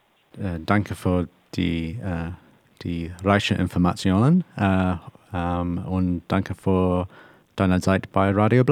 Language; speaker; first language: German; non-native, learner; English